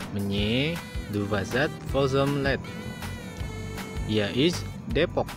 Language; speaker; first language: Russian; non-native, learner; Indonesian